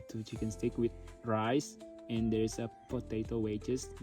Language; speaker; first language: English; non-native, fluent; Indonesian